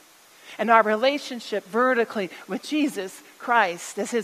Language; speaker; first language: English; native; English